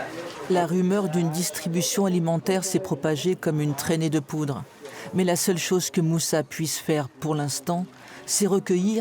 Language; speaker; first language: French; native; French